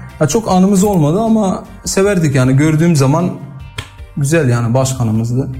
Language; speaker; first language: Turkish; early bilingual, heritage; Turkish